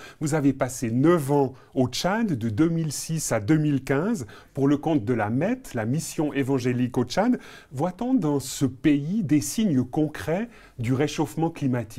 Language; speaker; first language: French; native; French